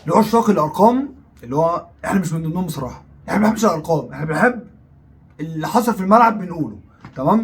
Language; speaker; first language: Arabic; native; Arabic